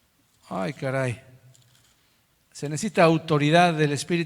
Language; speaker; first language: Spanish; native; Spanish